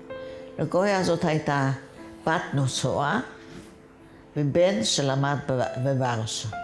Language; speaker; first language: Hebrew; non-native, fluent; Yiddish